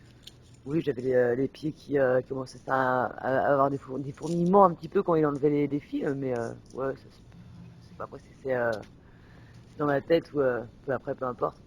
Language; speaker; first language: French; native; French